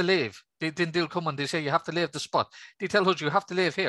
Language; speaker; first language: English; native; English